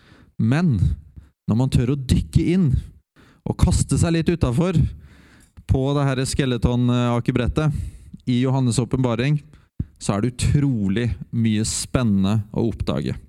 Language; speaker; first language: Norwegian; native; Norwegian